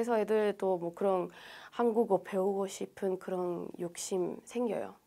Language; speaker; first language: Korean; non-native, fluent; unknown